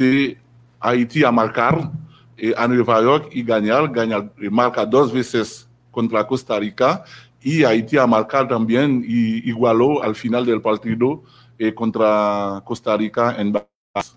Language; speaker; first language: Spanish; non-native, learner; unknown